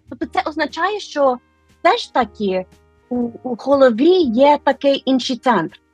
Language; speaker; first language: Ukrainian; non-native, fluent; English